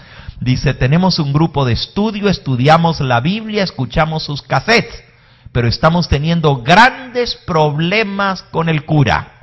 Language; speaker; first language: Spanish; native; Spanish